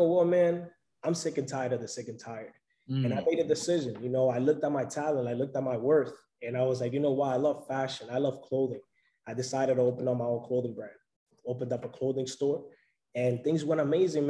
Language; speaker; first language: English; native; English